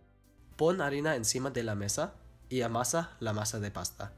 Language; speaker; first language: Spanish; non-native, learner; English